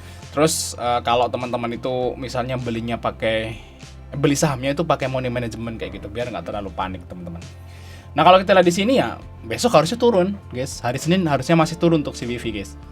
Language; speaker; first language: Indonesian; native; Indonesian